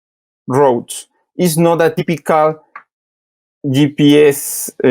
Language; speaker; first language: English; non-native, learner; Spanish